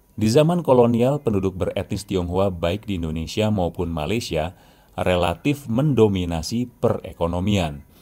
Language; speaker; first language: Indonesian; native; Indonesian